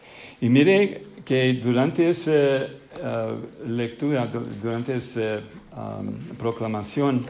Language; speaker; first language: Spanish; non-native, fluent; English